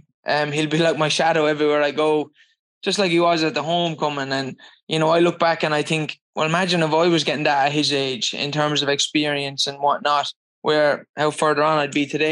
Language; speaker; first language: English; native; English